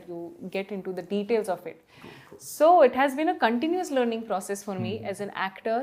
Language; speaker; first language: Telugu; non-native, fluent; Hindi